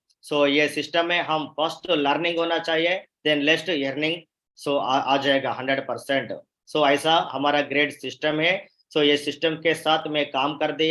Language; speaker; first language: Hindi; non-native, local second language; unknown